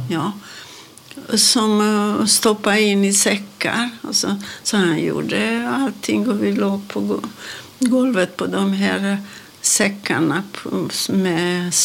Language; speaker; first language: Swedish; non-native, fluent; Hungarian